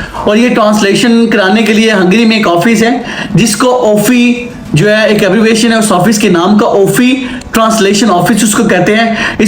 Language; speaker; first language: Urdu; non-native, local second language; Punjabi